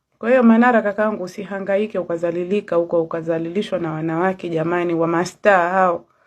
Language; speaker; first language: Swahili; native; Swahili